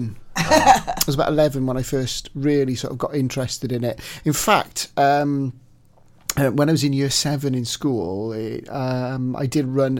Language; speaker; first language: English; native; English